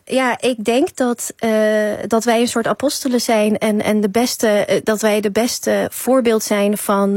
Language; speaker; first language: Dutch; early bilingual, other home language; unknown